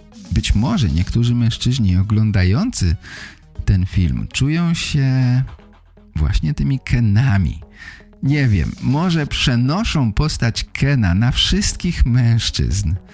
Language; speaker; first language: Polish; native; Polish